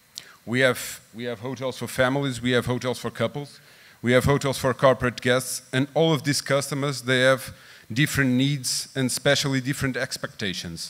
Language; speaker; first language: English; non-native, fluent; Portuguese